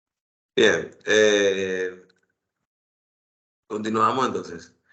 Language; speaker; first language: Spanish; native; Spanish